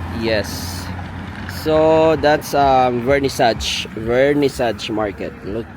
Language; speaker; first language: English; non-native, local second language; Filipino